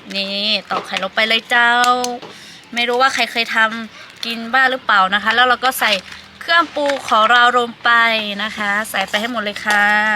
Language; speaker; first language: Thai; non-native, local second language; Lahu